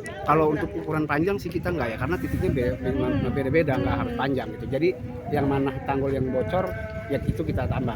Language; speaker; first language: Indonesian; native; Indonesian